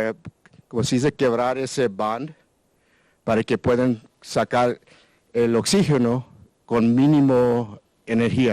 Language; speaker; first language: Spanish; non-native, learner; English